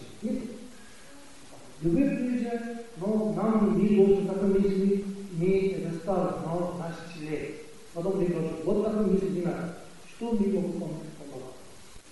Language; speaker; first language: Russian; non-native, learner; Tibetan